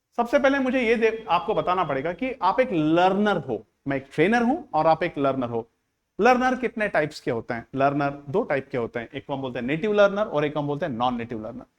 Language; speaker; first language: Hindi; non-native, local second language; Marathi